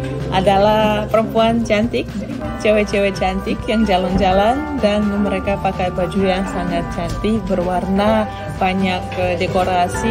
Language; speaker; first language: Indonesian; non-native, fluent; Russian